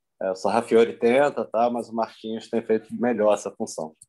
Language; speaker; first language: Portuguese; native; Portuguese